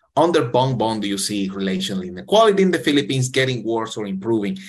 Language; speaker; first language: English; non-native, fluent; Spanish